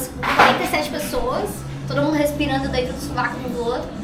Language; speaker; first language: Portuguese; native; Portuguese